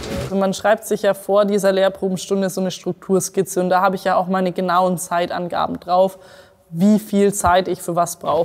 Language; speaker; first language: German; native; German